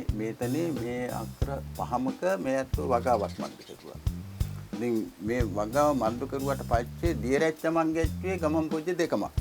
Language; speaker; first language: Sinhala; native; Sinhala